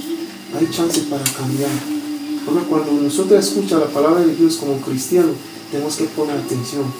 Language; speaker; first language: Spanish; non-native, learner; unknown